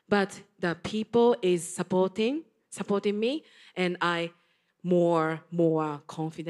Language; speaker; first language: English; non-native, learner; Japanese